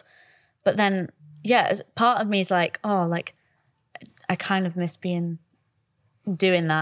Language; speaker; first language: English; native; English